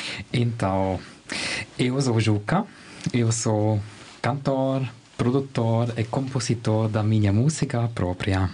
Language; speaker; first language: Portuguese; non-native, learner; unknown